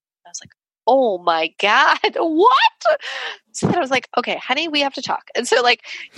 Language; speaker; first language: English; native; English